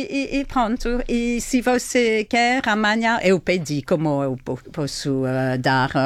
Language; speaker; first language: Portuguese; non-native, fluent; French